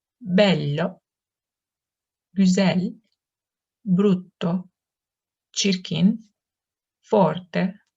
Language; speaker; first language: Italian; non-native, fluent; Turkish